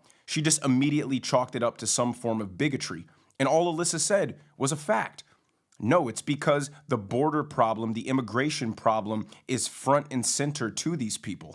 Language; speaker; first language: English; native; English